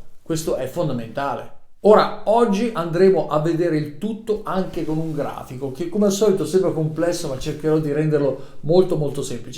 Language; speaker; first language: Italian; native; Italian